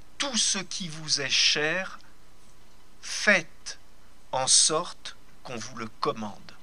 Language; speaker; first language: French; native; French